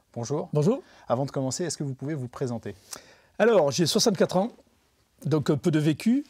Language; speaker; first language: French; native; French